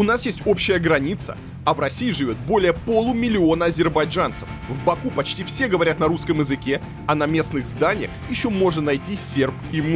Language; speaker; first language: Russian; native; Russian